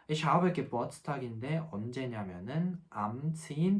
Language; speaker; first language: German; non-native, fluent; Korean